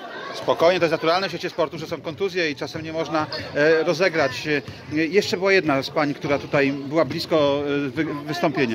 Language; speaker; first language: Polish; native; Polish